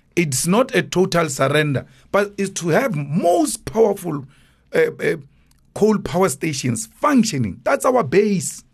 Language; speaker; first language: English; non-native, local second language; Northern Sotho